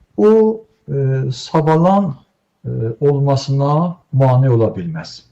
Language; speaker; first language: Azerbaijani; native; Azerbaijani